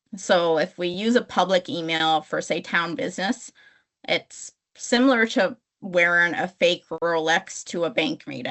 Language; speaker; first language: English; native; English